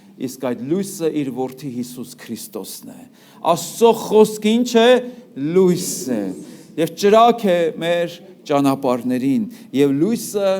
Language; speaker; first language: Armenian; native; Armenian